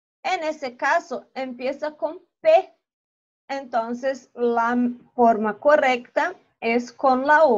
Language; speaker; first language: Spanish; non-native, fluent; Portuguese